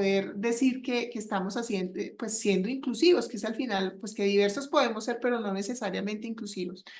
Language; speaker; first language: Spanish; native; Spanish